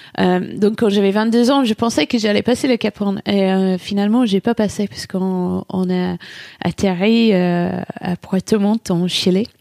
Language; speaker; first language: French; non-native, fluent; English